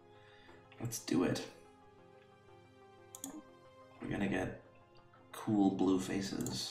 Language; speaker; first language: English; native; English